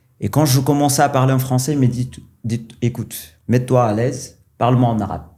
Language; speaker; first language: French; non-native, local second language; Arabic